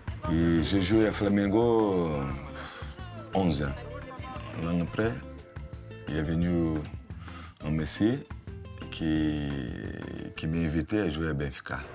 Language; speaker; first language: French; non-native, fluent; Portuguese